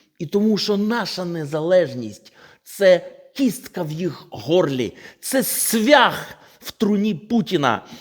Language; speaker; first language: Ukrainian; non-native, local second language; Russian